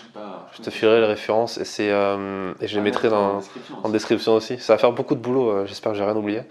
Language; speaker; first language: French; native; French